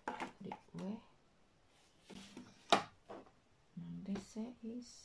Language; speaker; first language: Dutch; non-native, learner; Indonesian